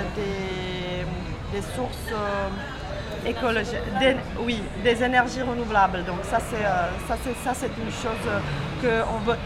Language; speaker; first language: French; non-native, fluent; Czech